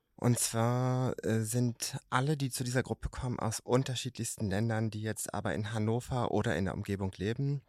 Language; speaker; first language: German; native; German